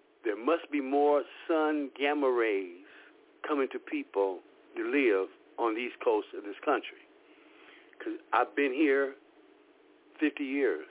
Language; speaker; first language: English; native; English